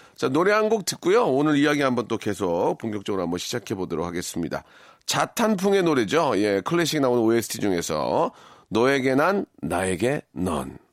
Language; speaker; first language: Korean; native; Korean